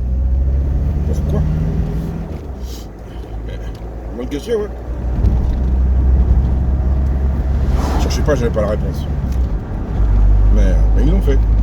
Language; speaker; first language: French; native; French